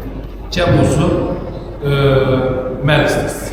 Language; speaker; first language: Lithuanian; non-native, learner; Turkish